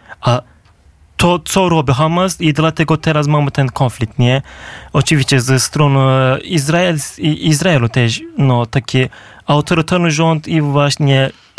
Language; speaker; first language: Polish; non-native, fluent; Turkish